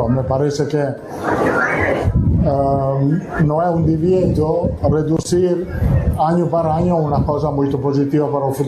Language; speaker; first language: Portuguese; non-native, fluent; Italian